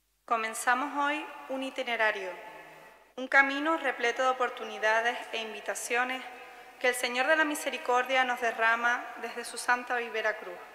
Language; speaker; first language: Spanish; native; Spanish